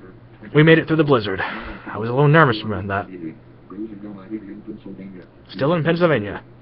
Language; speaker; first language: English; native; English